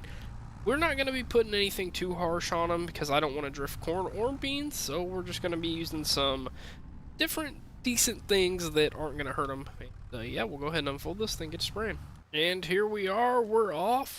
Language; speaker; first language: English; native; English